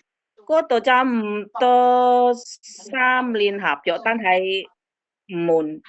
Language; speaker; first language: Cantonese; non-native, learner; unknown